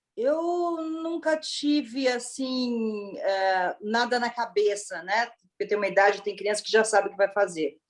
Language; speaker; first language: Portuguese; early bilingual, other home language; Italian